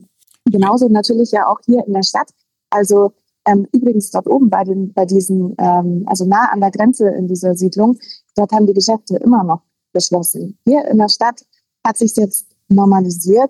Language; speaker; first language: German; native; German